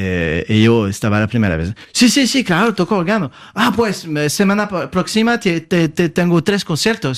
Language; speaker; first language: Spanish; non-native, fluent; French